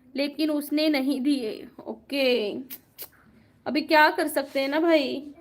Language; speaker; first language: Hindi; non-native, local second language; Marathi